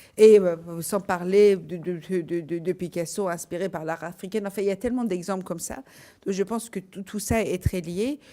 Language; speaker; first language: French; non-native, fluent; Persian